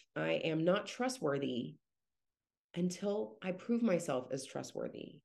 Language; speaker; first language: English; native; English